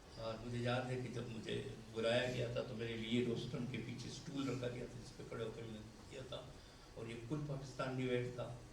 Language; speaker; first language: Urdu; non-native, local second language; Pashto